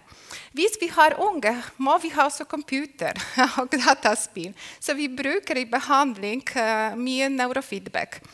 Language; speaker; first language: Norwegian; non-native, fluent; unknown